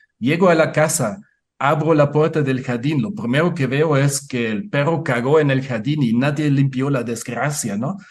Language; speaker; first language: Spanish; non-native, fluent; German